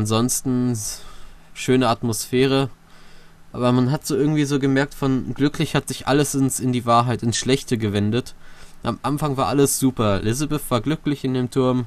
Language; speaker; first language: German; native; German